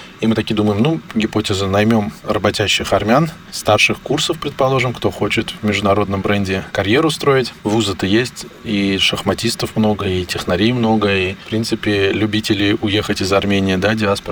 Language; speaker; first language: Russian; native; Russian